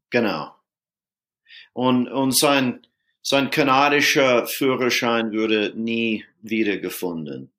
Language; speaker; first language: German; non-native, fluent; English